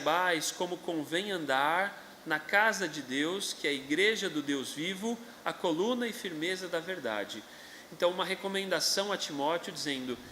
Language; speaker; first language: Portuguese; native; Portuguese